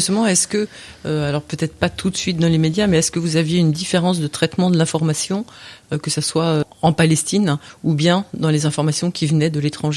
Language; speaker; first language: French; native; French